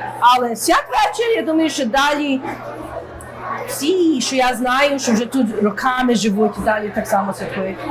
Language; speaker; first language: Ukrainian; early bilingual, heritage; Ukrainian